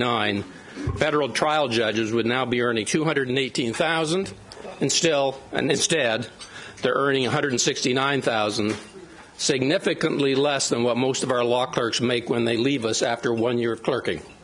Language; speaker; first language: English; native; English